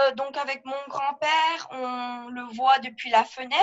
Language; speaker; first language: French; early bilingual, heritage; French